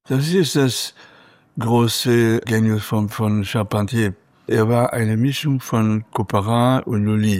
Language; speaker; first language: German; non-native, fluent; Catalan